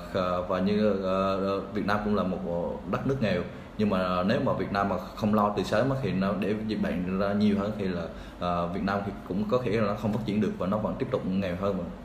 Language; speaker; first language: Vietnamese; native; Vietnamese